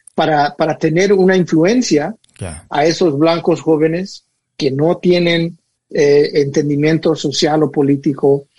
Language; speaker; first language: Spanish; early bilingual, heritage; Spanish